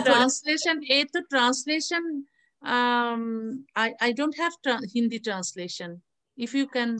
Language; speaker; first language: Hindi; non-native, learner; Bangla